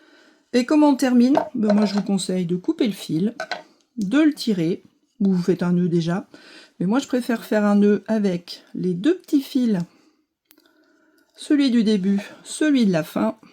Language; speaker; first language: French; native; French